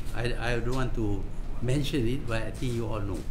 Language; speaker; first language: English; non-native, local second language; Malay